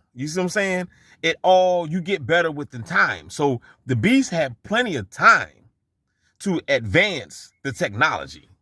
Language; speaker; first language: English; native; English